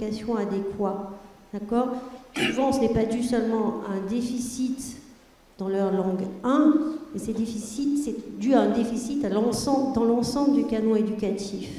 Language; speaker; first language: French; non-native, fluent; German